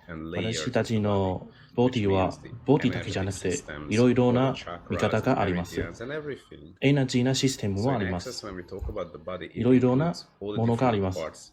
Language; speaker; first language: Japanese; non-native, learner; English